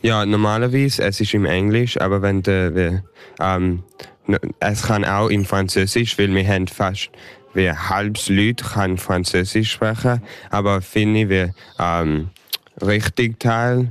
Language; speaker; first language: German; early bilingual, heritage; English